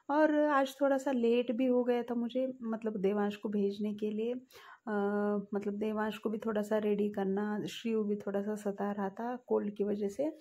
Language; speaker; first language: Hindi; non-native, local second language; Marathi